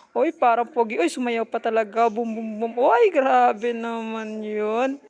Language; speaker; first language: Filipino; non-native, local second language; Hiligaynon